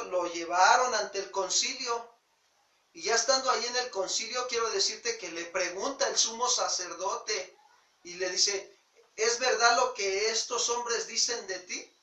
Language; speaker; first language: Spanish; native; Spanish